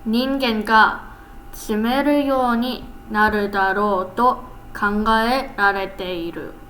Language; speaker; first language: Japanese; non-native, learner; English